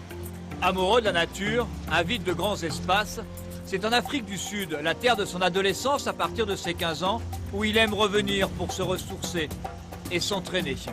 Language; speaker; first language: French; native; French